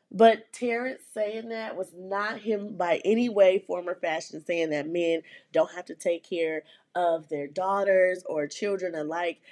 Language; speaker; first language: English; native; English